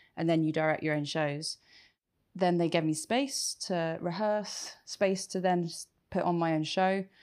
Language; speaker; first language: English; native; English